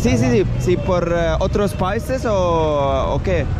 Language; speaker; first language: Spanish; non-native, learner; Arabic